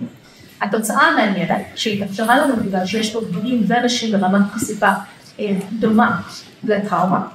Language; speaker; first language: Hebrew; native; Hebrew